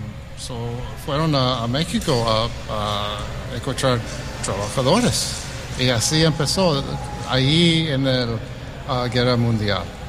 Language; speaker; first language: Spanish; early bilingual, heritage; English